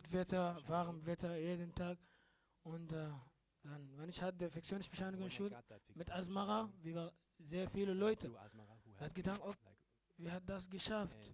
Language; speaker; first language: German; non-native, learner; Arabic